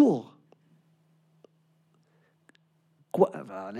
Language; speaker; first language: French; non-native, learner; Spanish